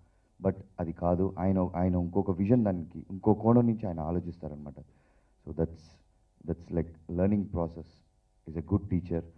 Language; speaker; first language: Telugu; native; Telugu